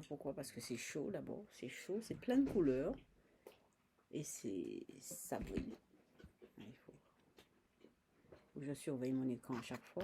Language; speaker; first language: French; native; French